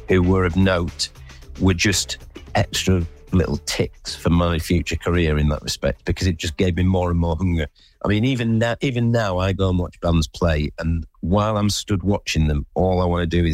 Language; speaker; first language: English; native; English